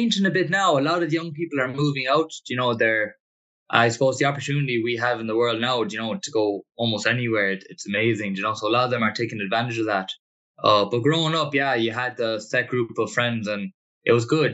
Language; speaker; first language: English; native; English